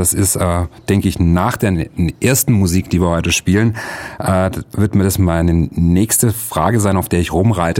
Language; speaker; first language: German; native; German